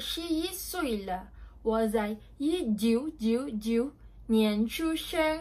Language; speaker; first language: Chinese; non-native, learner; Malay